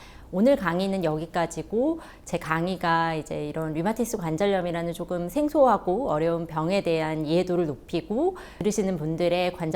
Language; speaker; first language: Korean; native; Korean